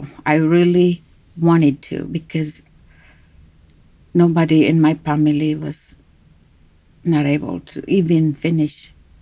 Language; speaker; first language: English; non-native, local second language; Cebuano